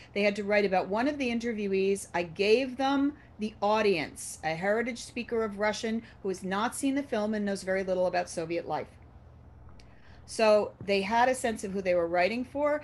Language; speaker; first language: English; native; English